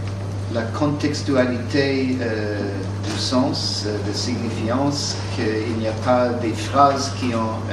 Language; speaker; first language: French; non-native, fluent; English